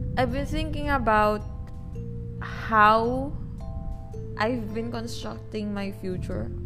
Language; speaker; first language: English; non-native, local second language; Filipino